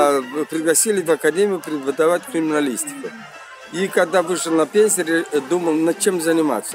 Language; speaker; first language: Russian; non-native, local second language; Romanian